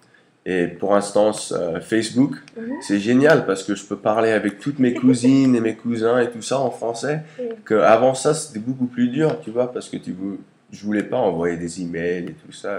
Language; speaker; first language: French; early bilingual, heritage; English